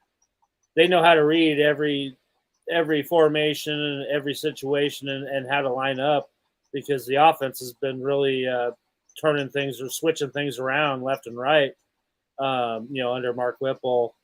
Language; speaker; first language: English; native; English